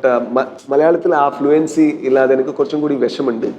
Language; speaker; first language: Malayalam; non-native, learner; Kannada